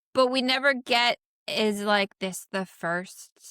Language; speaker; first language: English; native; English